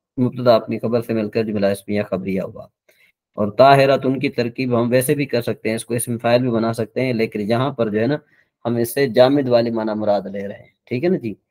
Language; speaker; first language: Urdu; native; Urdu